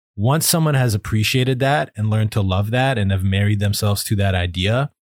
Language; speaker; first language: English; native; English